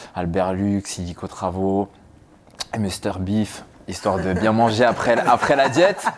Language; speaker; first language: French; native; French